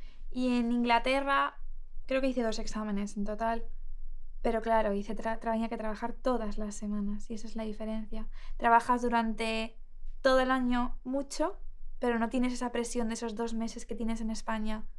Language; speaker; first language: Spanish; native; Spanish